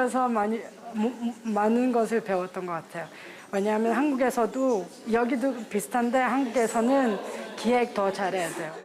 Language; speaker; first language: Korean; early bilingual, heritage; Portuguese